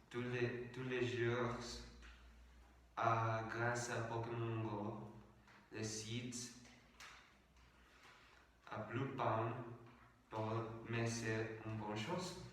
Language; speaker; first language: French; non-native, learner; Spanish